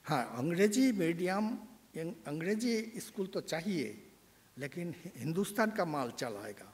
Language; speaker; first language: Hindi; non-native, local second language; Bangla